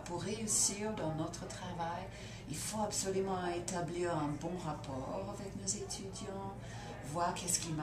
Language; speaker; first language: French; non-native, fluent; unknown